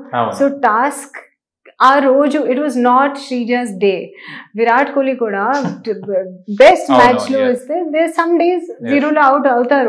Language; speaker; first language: Telugu; non-native, learner; Hindi